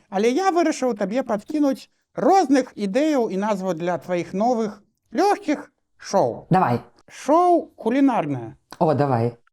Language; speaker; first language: Belarusian; non-native, local second language; Russian